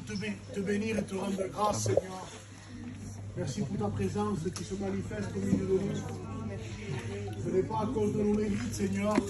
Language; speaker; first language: French; native; French